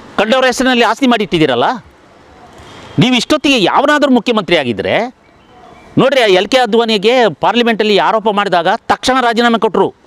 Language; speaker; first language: Kannada; non-native, local second language; Kodava